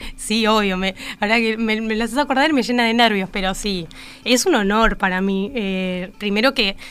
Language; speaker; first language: Spanish; native; Spanish